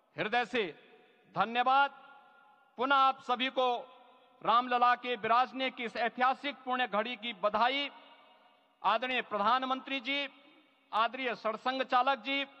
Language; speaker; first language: Hindi; native; Hindi